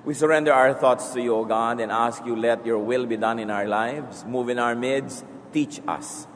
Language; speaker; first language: English; non-native, local second language; Filipino